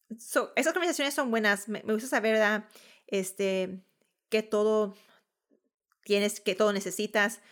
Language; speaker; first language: Spanish; early bilingual, heritage; Spanish